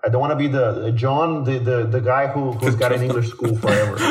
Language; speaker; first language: English; non-native, fluent; Portuguese